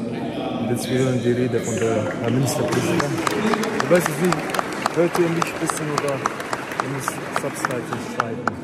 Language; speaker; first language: German; non-native, learner; Arabic